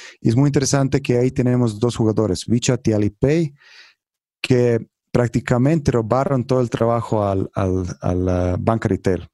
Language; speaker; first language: Spanish; non-native, fluent; Croatian